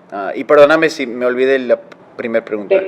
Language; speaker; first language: Spanish; early bilingual, heritage; Spanish